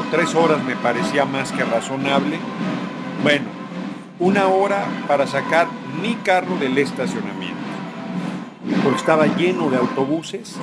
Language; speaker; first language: Spanish; native; Spanish